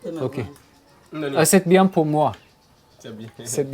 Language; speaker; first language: French; non-native, learner; Turkish